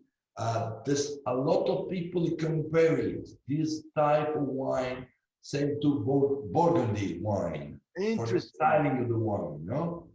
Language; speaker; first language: English; non-native, learner; Italian